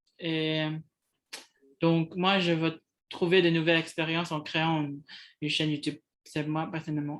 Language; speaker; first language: French; non-native, fluent; Indonesian